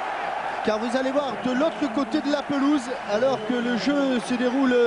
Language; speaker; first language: French; native; French